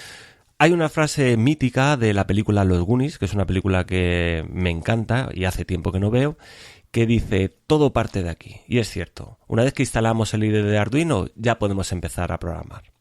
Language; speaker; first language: Spanish; native; Spanish